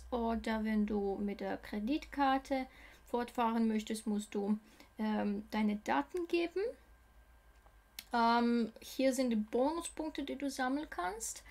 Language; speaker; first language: German; non-native, learner; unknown